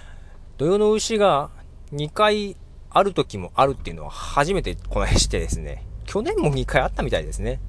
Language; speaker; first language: Japanese; native; Japanese